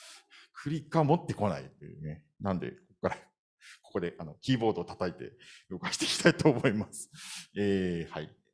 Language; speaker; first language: Japanese; native; Japanese